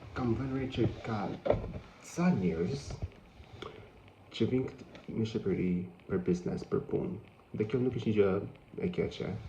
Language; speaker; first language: Albanian; non-native, learner; English